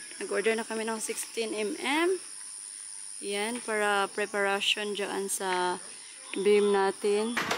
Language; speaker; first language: Filipino; non-native, local second language; Cebuano